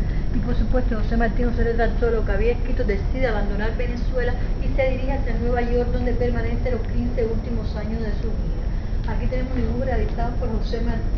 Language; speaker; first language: Spanish; native; Spanish